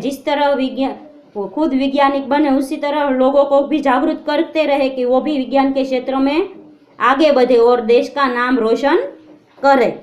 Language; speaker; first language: Hindi; non-native, local second language; Gujarati